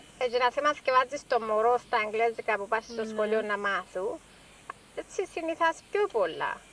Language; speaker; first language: Greek; native; Greek